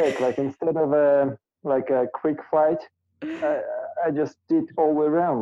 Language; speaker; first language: English; non-native, fluent; Russian